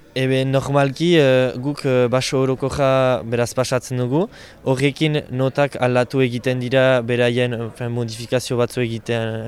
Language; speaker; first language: Basque; native; Basque